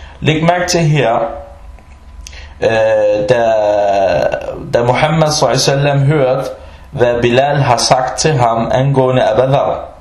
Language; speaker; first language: Danish; early bilingual, other home language; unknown